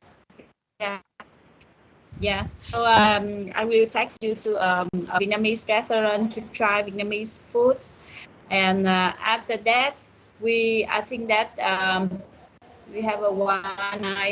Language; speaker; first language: English; non-native, learner; Vietnamese